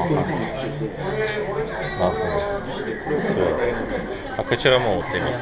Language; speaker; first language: Japanese; non-native, learner; Russian